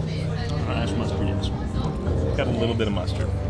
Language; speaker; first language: English; native; English